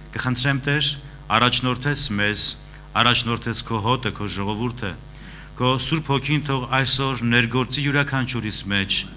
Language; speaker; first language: Armenian; native; Armenian